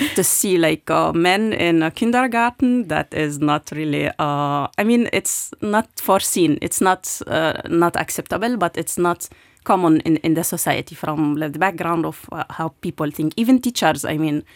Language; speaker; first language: English; non-native, fluent; Arabic